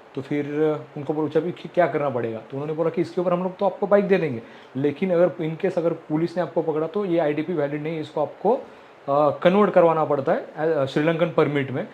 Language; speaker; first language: Hindi; non-native, local second language; Marathi